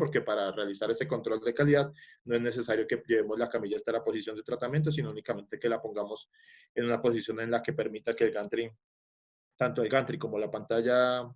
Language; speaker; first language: Spanish; native; Spanish